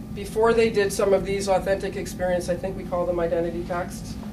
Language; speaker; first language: English; native; English